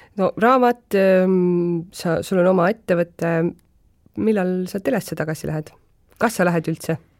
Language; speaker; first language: Estonian; native; Estonian